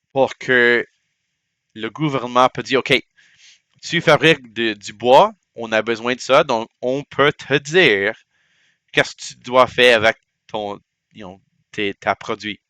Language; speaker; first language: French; non-native, local second language; English